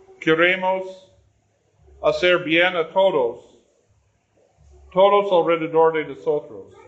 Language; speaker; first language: Spanish; non-native, learner; English